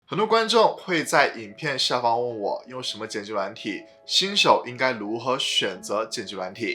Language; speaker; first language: Chinese; native; Chinese